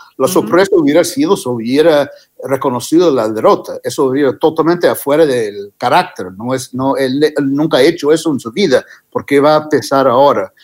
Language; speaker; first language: Spanish; non-native, fluent; English